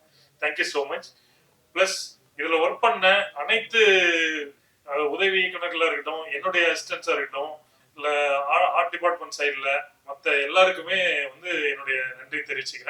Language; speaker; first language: Tamil; native; Tamil